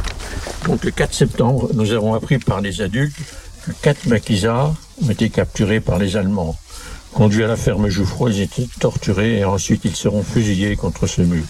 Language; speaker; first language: French; native; French